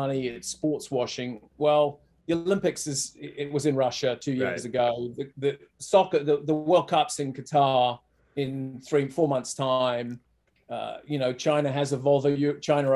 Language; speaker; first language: English; native; English